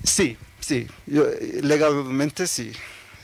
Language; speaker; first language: Spanish; early bilingual, heritage; Norwegian